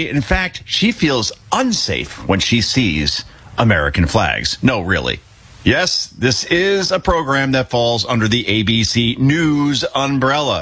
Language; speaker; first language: English; native; English